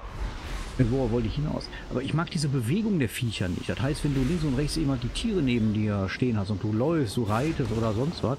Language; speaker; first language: German; native; German